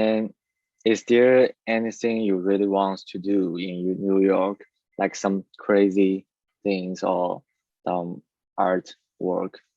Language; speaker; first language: English; non-native, learner; Chinese